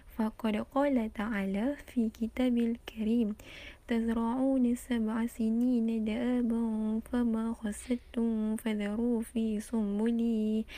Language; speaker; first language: Arabic; non-native, learner; Malay